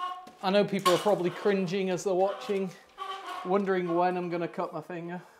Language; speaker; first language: English; native; English